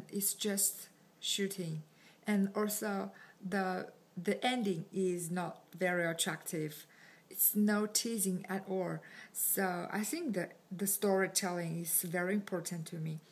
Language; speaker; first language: English; non-native, learner; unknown